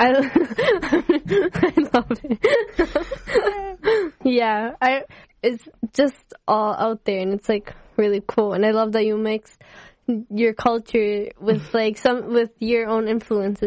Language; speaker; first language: English; non-native, local second language; Spanish